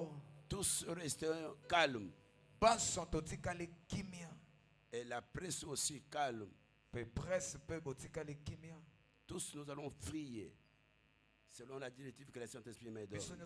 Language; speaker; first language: French; non-native, local second language; Lingala